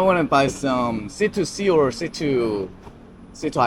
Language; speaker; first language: English; non-native, learner; Korean